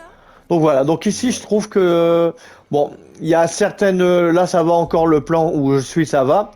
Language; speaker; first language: French; native; French